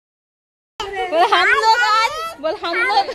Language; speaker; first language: Hindi; non-native, local second language; Bangla